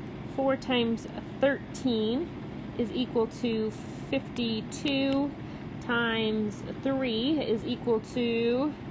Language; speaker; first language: English; native; English